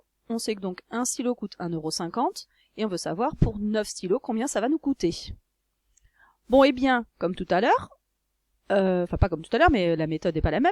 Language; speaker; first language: French; native; French